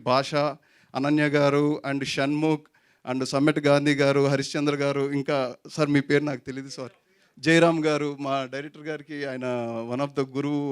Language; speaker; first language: Telugu; native; Telugu